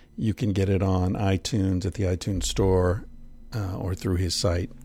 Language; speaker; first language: English; native; English